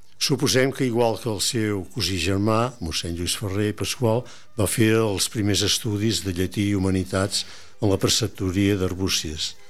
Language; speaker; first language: Catalan; native; Catalan